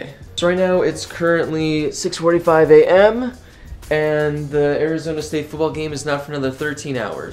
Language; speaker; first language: English; native; English